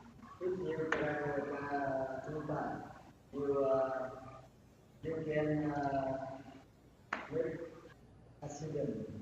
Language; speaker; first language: English; non-native, learner; Vietnamese